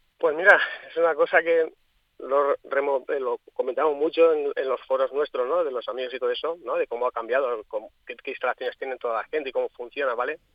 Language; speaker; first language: Spanish; native; Spanish